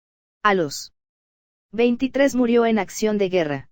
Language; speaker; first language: Spanish; native; Spanish